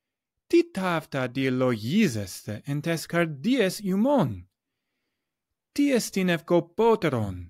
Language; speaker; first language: Greek; non-native, fluent; English